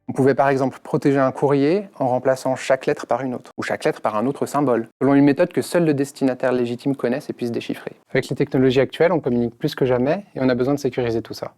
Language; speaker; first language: French; native; French